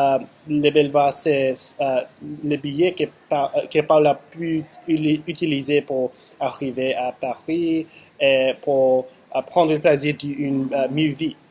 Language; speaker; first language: French; non-native, learner; English